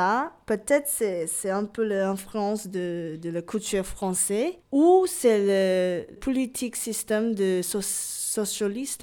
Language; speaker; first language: French; non-native, learner; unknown